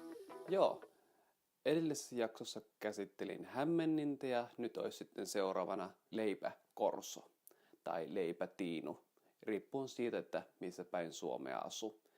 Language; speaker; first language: Finnish; native; Finnish